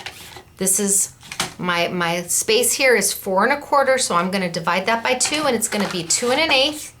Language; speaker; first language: English; native; English